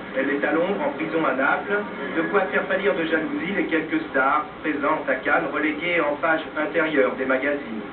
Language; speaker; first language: French; native; French